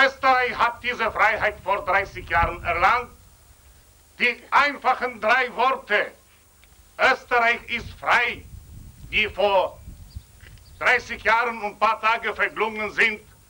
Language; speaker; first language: German; non-native, fluent; Ukrainian